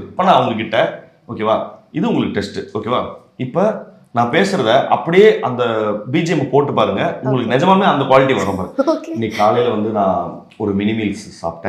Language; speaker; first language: Tamil; native; Tamil